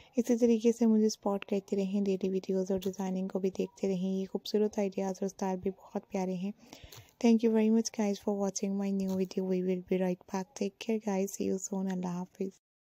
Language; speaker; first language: Hindi; native; Hindi